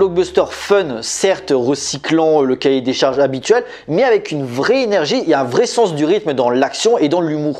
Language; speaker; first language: French; native; French